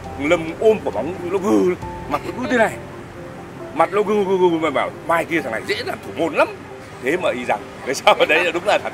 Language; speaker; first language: Vietnamese; native; Vietnamese